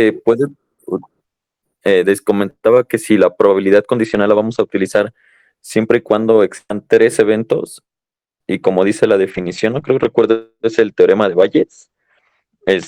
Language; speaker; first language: Spanish; native; Spanish